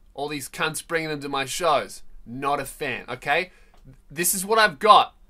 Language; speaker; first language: English; native; English